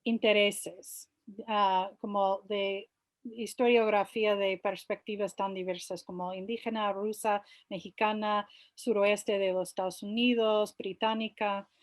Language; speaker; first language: Spanish; non-native, fluent; English